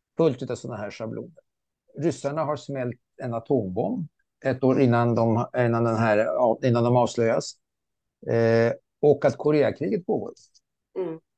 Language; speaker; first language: Swedish; early bilingual, other home language; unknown